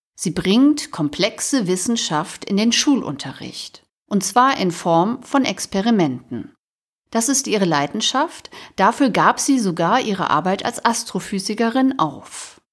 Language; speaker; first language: German; native; German